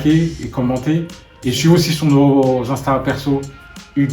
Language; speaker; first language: French; native; French